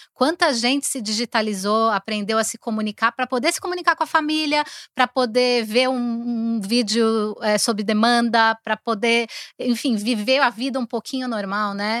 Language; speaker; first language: Portuguese; native; Portuguese